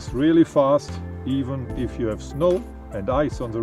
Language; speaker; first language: English; non-native, fluent; German